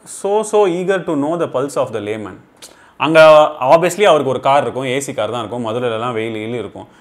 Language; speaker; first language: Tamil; native; Tamil